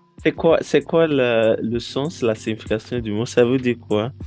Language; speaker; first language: French; non-native, learner; Yoruba